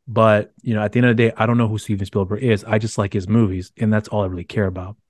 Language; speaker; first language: English; early bilingual, other home language; Spanish